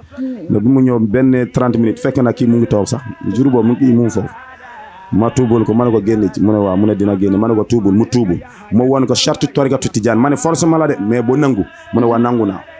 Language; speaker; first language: Wolof; non-native, fluent; Bambara